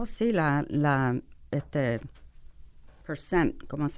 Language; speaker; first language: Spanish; non-native, fluent; English